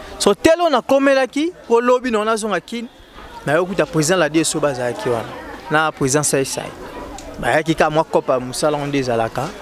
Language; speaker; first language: Lingala; native; Lingala